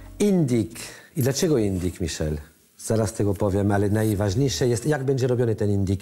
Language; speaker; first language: Polish; non-native, learner; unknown